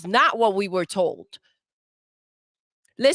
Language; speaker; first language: English; native; English